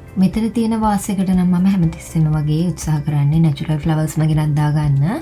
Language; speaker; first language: Sinhala; native; Sinhala